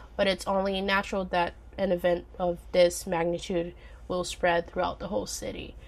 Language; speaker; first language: English; non-native, fluent; Portuguese